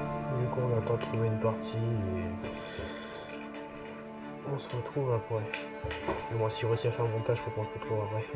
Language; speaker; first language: French; native; French